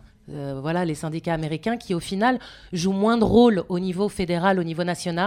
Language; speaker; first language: French; native; French